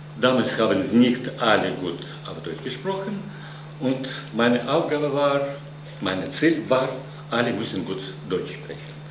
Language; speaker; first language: German; non-native, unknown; Russian